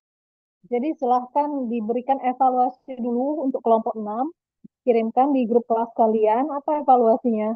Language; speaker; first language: Indonesian; native; Indonesian